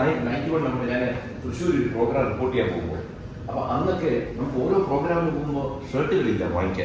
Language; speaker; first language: Malayalam; native; Malayalam